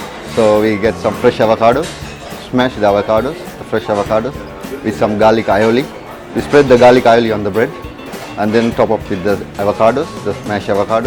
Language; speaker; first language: English; non-native, fluent; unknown